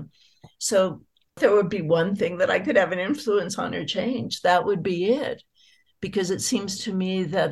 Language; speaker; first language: English; native; English